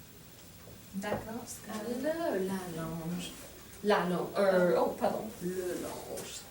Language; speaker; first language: French; non-native, fluent; English